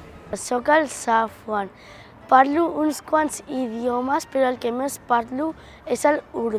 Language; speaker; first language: Catalan; early bilingual, other home language; Urdu